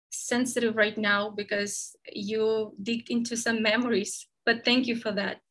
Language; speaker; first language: English; non-native, fluent; Ukrainian